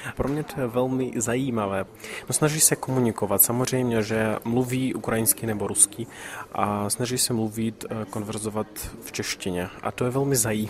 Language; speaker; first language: Czech; early bilingual, heritage; Czech